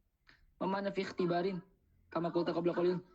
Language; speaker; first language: Arabic; non-native, learner; Indonesian